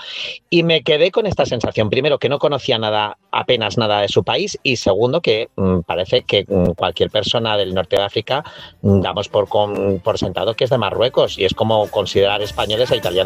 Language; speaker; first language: Spanish; native; Spanish